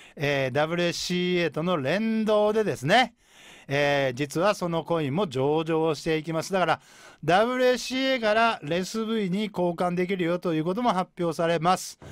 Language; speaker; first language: Japanese; native; Japanese